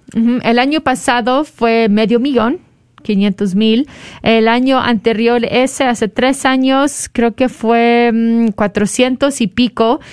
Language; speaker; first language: Spanish; early bilingual, heritage; Spanish